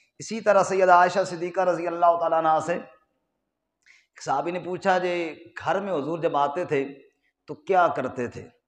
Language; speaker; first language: Urdu; non-native, local second language; Punjabi